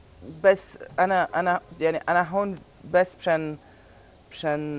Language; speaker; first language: Arabic; early bilingual, heritage; Arabic